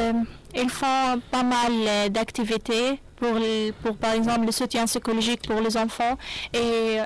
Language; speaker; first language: French; non-native, learner; Arabic